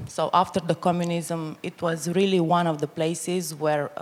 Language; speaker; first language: English; non-native, fluent; Romanian